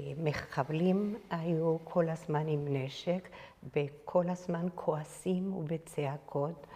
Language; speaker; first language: Hebrew; non-native, fluent; Spanish